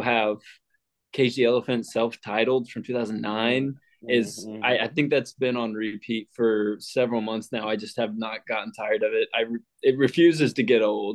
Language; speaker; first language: English; native; English